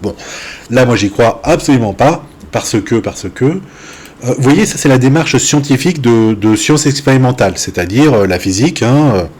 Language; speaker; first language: French; native; French